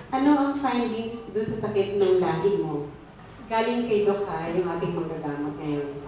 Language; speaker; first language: Filipino; native; Filipino